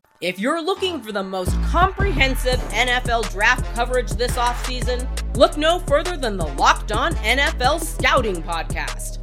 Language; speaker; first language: English; native; English